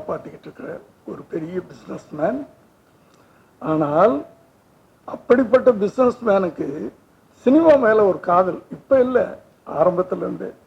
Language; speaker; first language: Tamil; native; Tamil